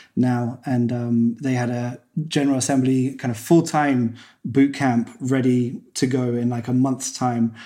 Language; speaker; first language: English; native; English